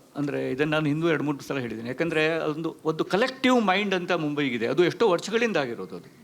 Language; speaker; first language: Kannada; non-native, local second language; Konkani